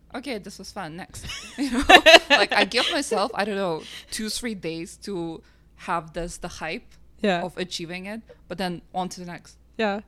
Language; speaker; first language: English; non-native, fluent; Russian